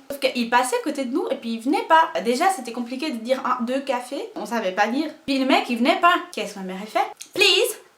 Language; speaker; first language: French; non-native, fluent; Portuguese